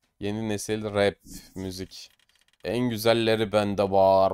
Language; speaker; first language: Turkish; native; Turkish